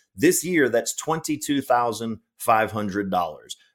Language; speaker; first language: English; native; English